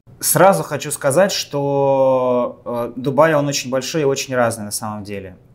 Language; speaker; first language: Russian; native; Russian